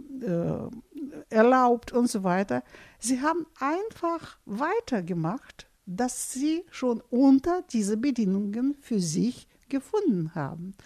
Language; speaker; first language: German; non-native, fluent; Russian